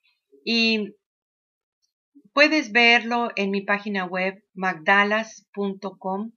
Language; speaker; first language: Spanish; native; Spanish